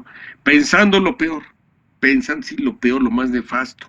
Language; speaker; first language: Spanish; native; Spanish